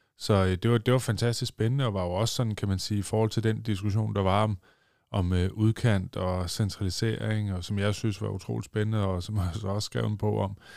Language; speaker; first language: Danish; native; Danish